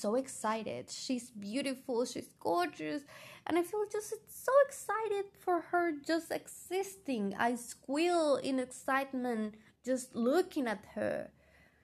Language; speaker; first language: English; non-native, fluent; Spanish